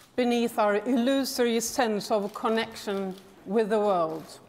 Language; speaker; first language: English; non-native, fluent; Swedish